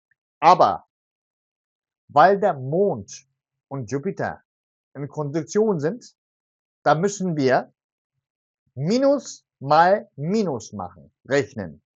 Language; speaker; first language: German; non-native, fluent; Turkish